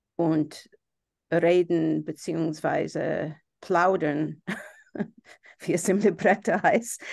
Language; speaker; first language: German; non-native, fluent; English